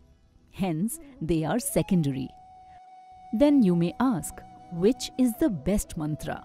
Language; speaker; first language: English; non-native, local second language; Hindi